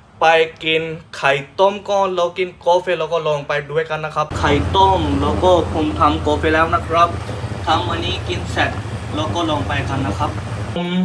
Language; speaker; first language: Thai; non-native, learner; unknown